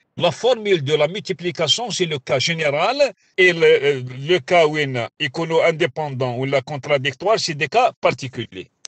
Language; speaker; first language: French; non-native, local second language; Arabic